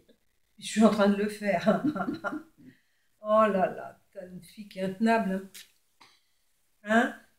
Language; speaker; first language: French; native; French